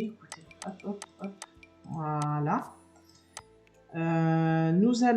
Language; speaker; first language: French; native; French